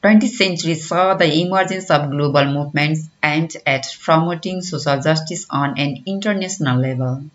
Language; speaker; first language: English; non-native, local second language; Nepali